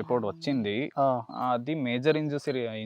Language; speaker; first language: Telugu; non-native, learner; Kannada